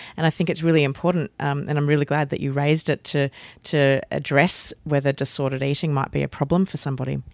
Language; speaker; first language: English; native; English